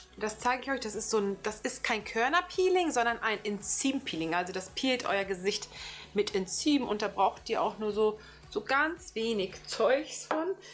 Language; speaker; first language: German; early bilingual, other home language; Turkish